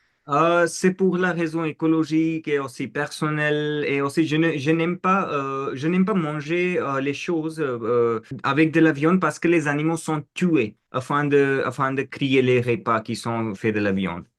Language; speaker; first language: French; non-native, fluent; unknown